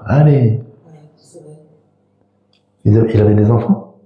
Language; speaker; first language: French; native; French